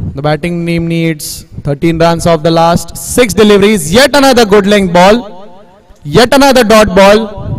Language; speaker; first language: English; non-native, local second language; Marathi